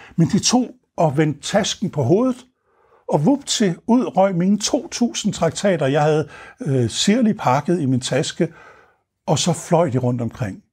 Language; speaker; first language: Danish; native; Danish